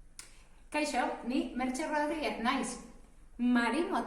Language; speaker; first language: Basque; non-native, local second language; Spanish